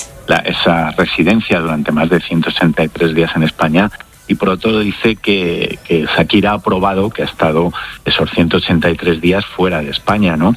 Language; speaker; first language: Spanish; native; Spanish